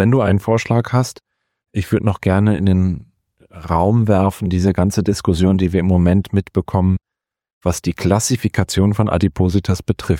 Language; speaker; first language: German; native; German